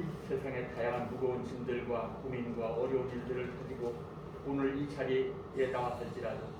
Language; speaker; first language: Korean; native; Korean